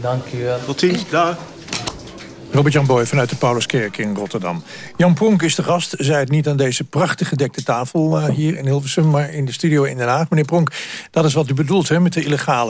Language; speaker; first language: Dutch; native; Dutch